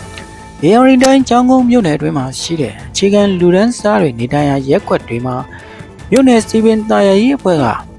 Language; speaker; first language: Burmese; native; Burmese